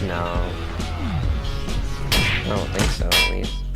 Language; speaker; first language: English; native; English